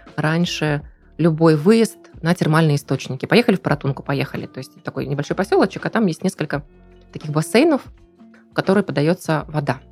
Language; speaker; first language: Russian; native; Russian